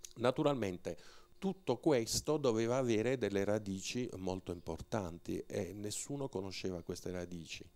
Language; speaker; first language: Italian; native; Italian